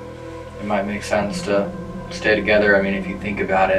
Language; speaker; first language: English; native; English